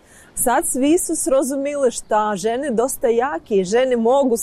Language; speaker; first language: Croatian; non-native, learner; Ukrainian